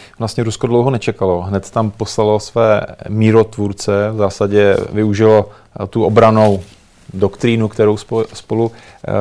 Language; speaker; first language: Czech; native; Czech